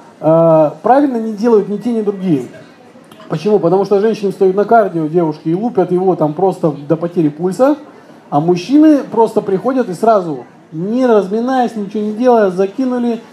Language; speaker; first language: Russian; native; Russian